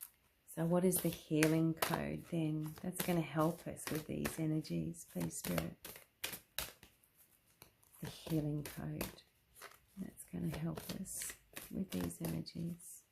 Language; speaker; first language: English; native; English